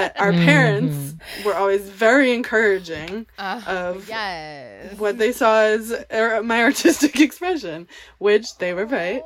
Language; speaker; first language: English; native; English